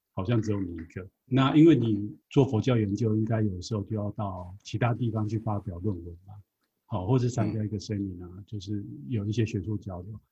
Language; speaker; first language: Chinese; native; Chinese